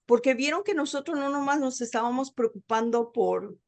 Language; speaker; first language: Spanish; early bilingual, heritage; Spanish